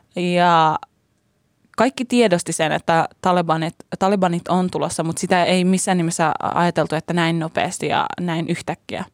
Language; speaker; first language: Finnish; early bilingual, other home language; Persian